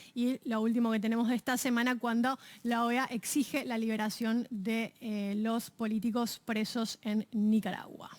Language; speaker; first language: Spanish; native; Spanish